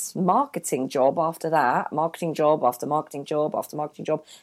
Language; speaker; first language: English; early bilingual, other home language; Hindi